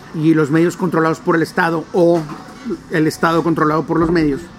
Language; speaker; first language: Spanish; non-native, local second language; English